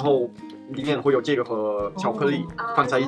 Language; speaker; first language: Chinese; non-native, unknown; Danish